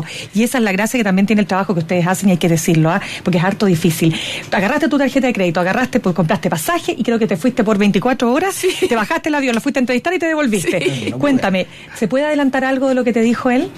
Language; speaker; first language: Spanish; native; Spanish